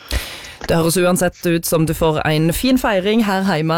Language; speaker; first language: Norwegian; native; Norwegian